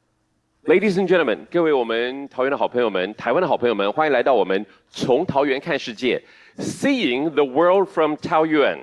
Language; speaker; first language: Chinese; native; Chinese